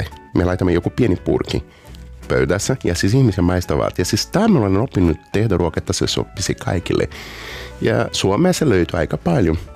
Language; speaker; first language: Finnish; non-native, fluent; Portuguese